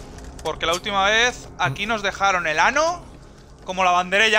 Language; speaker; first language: Spanish; native; Spanish